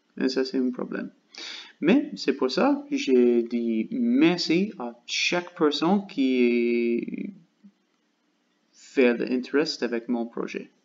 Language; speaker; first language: French; non-native, learner; English